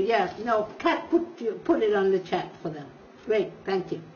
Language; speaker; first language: English; non-native, fluent; Spanish